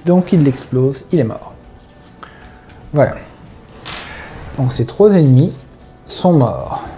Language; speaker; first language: French; native; French